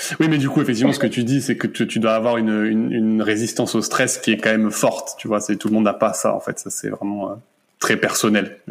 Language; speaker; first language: French; native; French